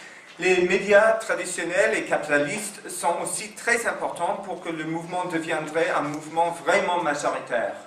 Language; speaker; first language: French; non-native, fluent; English